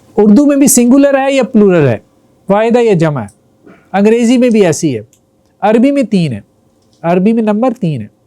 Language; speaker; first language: Urdu; non-native, local second language; Punjabi